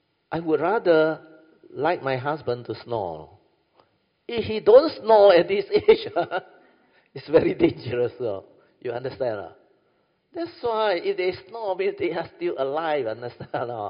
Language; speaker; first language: English; non-native, local second language; Min Nan Chinese